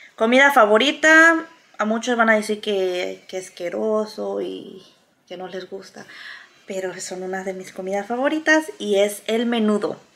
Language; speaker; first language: Spanish; native; Spanish